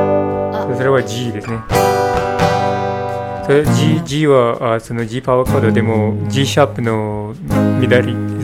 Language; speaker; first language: Japanese; non-native, learner; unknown